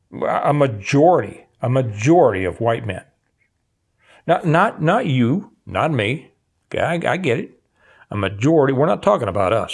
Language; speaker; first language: English; native; English